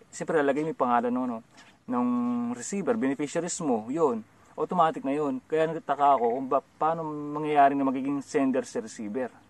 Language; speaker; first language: Filipino; native; Filipino